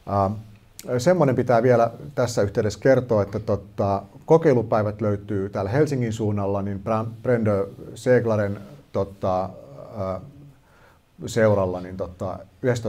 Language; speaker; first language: Finnish; native; Finnish